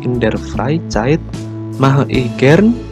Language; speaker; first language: German; non-native, learner; Indonesian